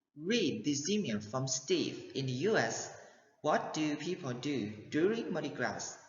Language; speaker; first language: English; non-native, fluent; Thai